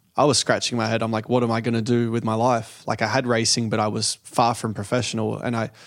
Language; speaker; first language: English; native; English